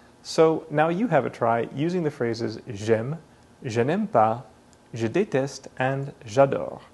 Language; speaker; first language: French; non-native, fluent; English